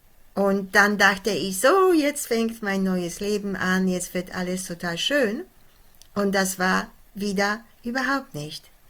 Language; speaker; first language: German; non-native, fluent; Polish